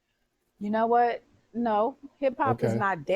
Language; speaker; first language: English; native; English